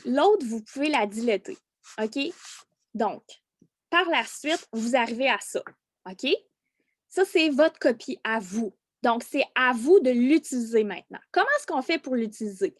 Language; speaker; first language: French; native; French